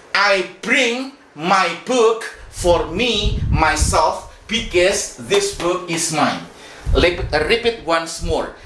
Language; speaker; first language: English; non-native, fluent; Indonesian